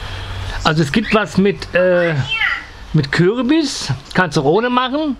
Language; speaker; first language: German; native; German